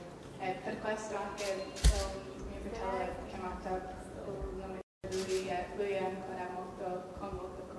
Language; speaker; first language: Italian; non-native, learner; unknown